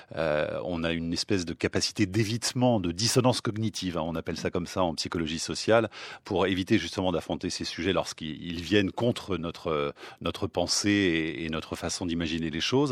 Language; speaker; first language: French; native; French